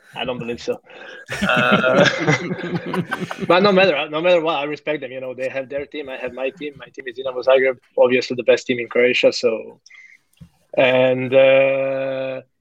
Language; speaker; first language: English; non-native, fluent; Croatian